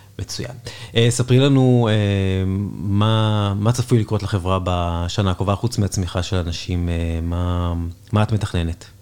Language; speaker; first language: Hebrew; native; Hebrew